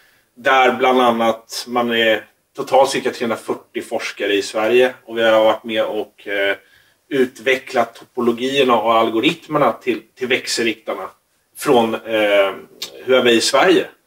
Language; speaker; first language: Swedish; native; Swedish